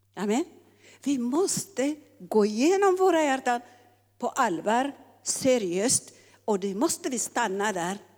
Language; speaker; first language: Swedish; non-native, fluent; Tigrinya